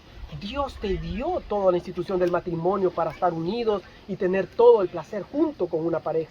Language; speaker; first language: Spanish; native; Spanish